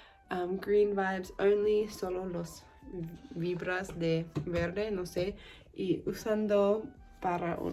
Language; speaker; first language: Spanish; non-native, learner; English